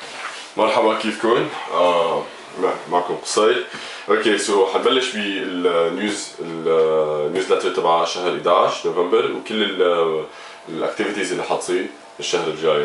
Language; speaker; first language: Arabic; native; Arabic